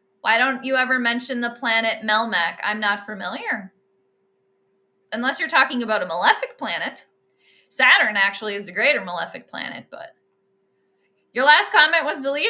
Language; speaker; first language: English; native; English